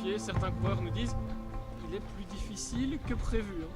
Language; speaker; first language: French; native; French